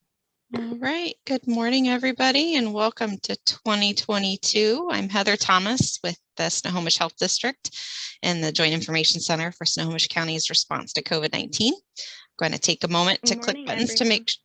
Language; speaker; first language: English; native; English